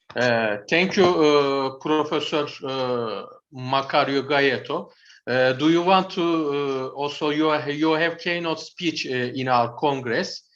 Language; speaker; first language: English; non-native, learner; Turkish